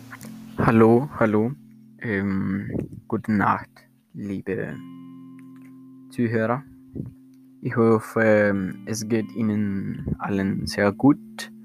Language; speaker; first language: German; non-native, learner; Spanish